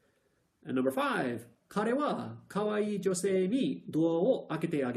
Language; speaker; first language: Japanese; non-native, fluent; English